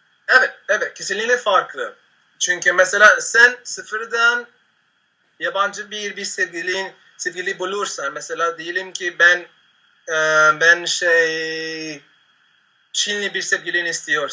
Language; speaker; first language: Turkish; non-native, learner; Spanish